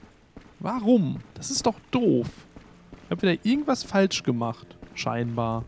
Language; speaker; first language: German; native; German